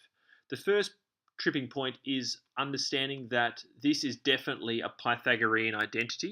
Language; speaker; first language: English; native; English